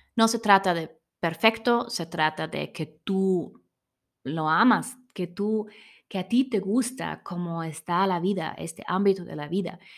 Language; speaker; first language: Spanish; non-native, learner; German